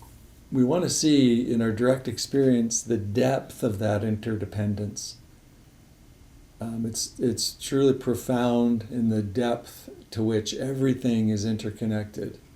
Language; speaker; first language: English; native; English